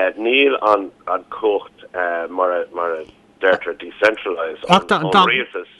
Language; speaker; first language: Irish; non-native, local second language; English